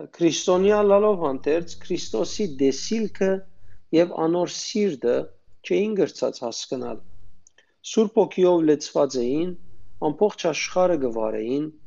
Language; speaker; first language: Armenian; native; Armenian